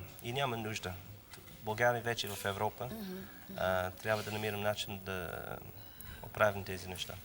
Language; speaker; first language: Bulgarian; non-native, learner; English